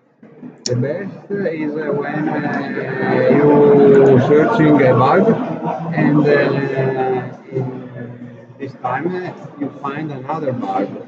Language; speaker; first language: English; non-native, learner; Italian